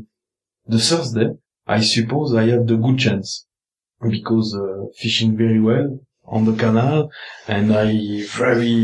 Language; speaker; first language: English; non-native, learner; French